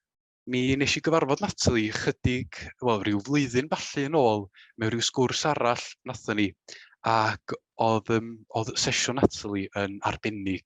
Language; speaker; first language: Welsh; native; Welsh